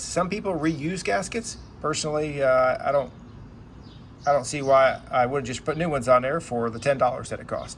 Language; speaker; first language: English; native; English